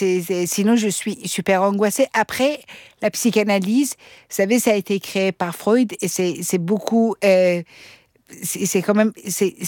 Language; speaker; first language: French; non-native, fluent; Persian